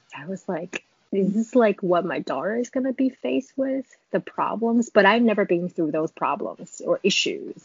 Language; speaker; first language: English; non-native, fluent; Chinese